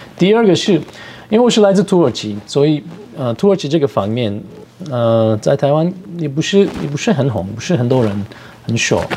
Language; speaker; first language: Chinese; non-native, fluent; Turkish